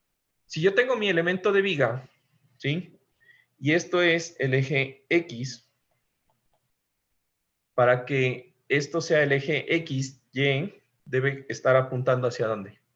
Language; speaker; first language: Spanish; native; Spanish